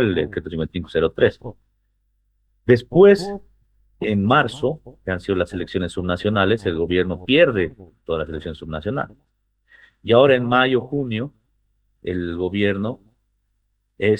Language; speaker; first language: Spanish; native; Spanish